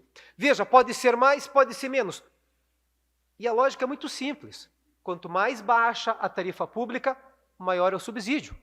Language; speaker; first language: Portuguese; native; Portuguese